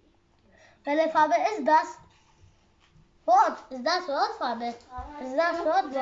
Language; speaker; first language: German; early bilingual, other home language; Urdu